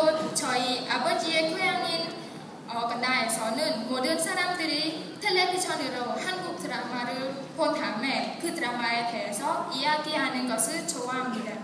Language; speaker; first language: Korean; non-native, learner; Khmer